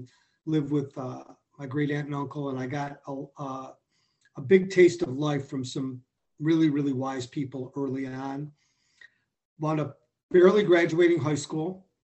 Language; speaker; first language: English; native; English